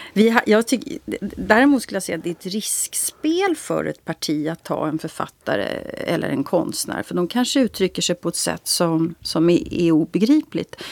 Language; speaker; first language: Swedish; native; Swedish